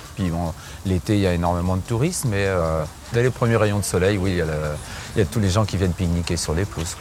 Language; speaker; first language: French; native; French